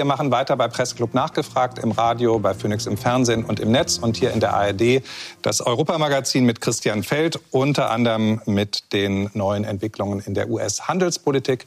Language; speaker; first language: German; native; German